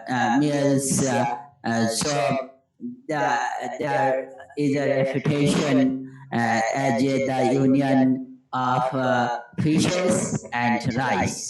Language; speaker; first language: English; non-native, learner; Bangla